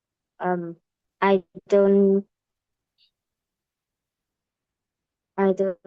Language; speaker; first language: English; non-native, learner; Vietnamese